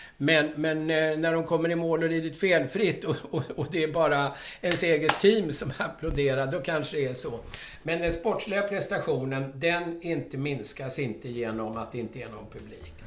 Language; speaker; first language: Swedish; native; Swedish